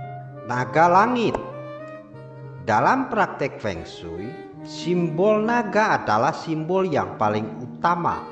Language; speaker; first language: Indonesian; native; Indonesian